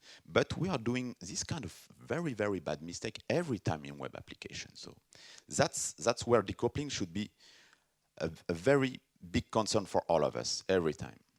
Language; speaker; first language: English; non-native, fluent; French